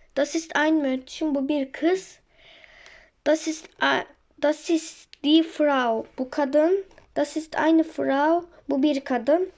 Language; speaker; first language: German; non-native, learner; Turkish